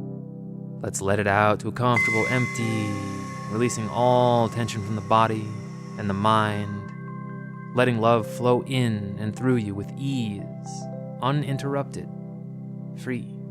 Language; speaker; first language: English; native; English